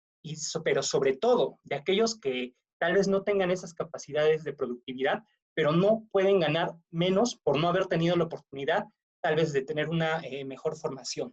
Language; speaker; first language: Spanish; native; Spanish